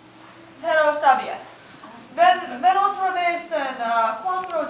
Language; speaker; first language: Spanish; non-native, learner; English